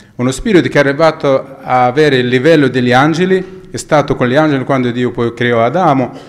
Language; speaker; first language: Italian; non-native, fluent; Arabic